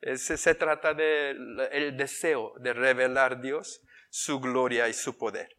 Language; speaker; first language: Spanish; non-native, fluent; Korean